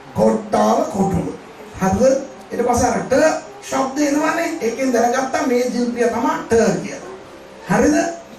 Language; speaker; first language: Sinhala; non-native, local second language; Tamil